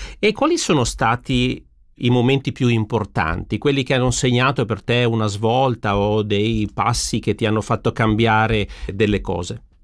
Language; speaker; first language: Italian; native; Italian